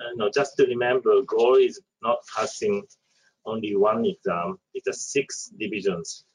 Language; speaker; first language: English; non-native, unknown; Japanese